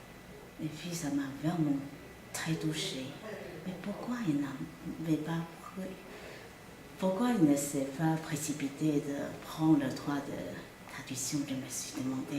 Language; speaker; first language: French; non-native, fluent; Chinese